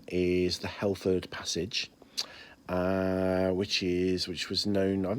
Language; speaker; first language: English; native; English